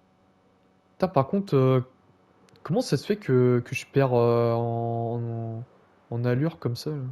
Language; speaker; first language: French; native; French